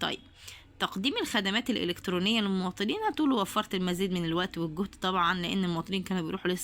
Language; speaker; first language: Arabic; native; Arabic